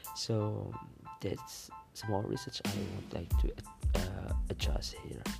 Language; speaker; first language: English; non-native, fluent; Malay